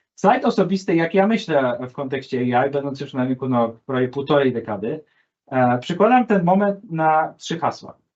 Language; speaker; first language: Polish; native; Polish